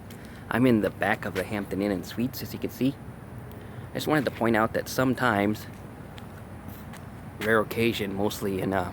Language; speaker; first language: English; native; English